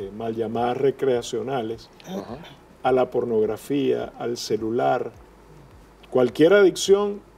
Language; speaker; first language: Spanish; native; Spanish